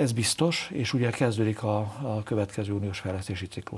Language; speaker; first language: Hungarian; native; Hungarian